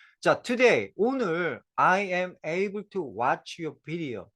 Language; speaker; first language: English; non-native, fluent; Korean